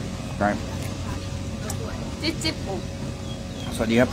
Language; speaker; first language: Thai; native; Thai